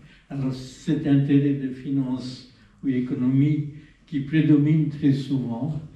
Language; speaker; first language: French; non-native, fluent; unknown